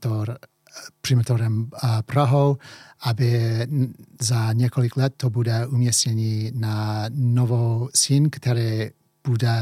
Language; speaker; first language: Czech; early bilingual, heritage; English